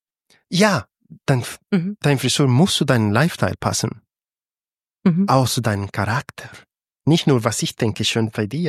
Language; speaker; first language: German; non-native, fluent; Spanish